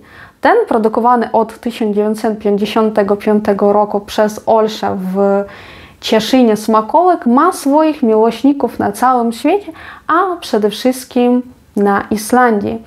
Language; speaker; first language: Polish; non-native, fluent; Ukrainian